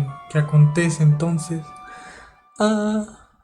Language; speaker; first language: Spanish; native; Spanish